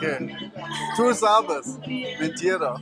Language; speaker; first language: Spanish; non-native, learner; German